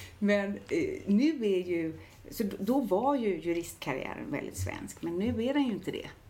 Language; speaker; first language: Swedish; native; Swedish